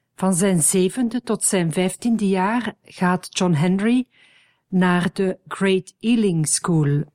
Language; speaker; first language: Dutch; native; Dutch